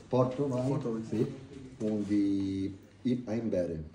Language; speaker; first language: German; non-native, learner; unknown